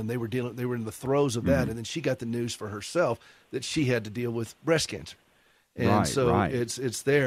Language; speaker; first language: English; native; English